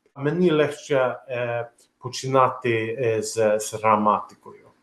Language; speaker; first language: Ukrainian; non-native, learner; Swedish